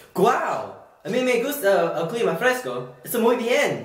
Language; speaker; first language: Spanish; non-native, learner; English